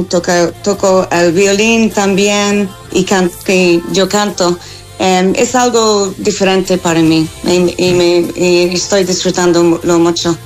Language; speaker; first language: Spanish; non-native, fluent; English